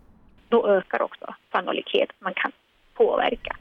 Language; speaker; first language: Swedish; non-native, fluent; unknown